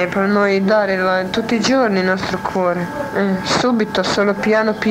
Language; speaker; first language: Italian; non-native, learner; Croatian